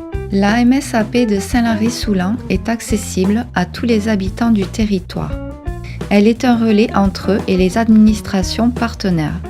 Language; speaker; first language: French; native; French